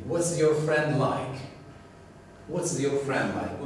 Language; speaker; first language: English; non-native, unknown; Turkish